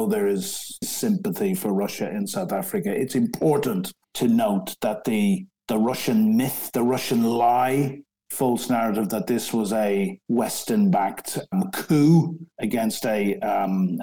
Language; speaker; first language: English; native; English